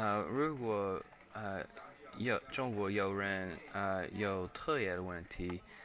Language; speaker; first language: Chinese; non-native, learner; English